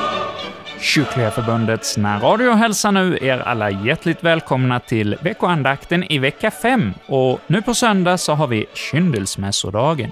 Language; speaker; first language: Swedish; native; Swedish